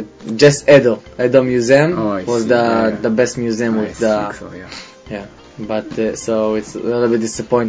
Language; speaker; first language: English; non-native, fluent; Hebrew